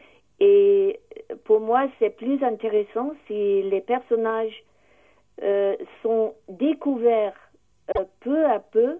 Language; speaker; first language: French; non-native, learner; English